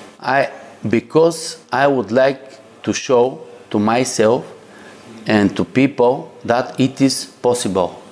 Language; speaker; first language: English; non-native, learner; Bulgarian